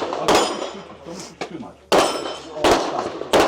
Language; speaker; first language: Polish; non-native, learner; French